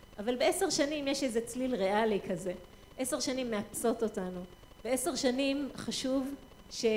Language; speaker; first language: Hebrew; non-native, fluent; English